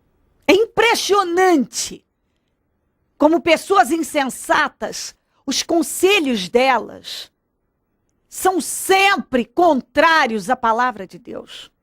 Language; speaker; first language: Portuguese; native; Portuguese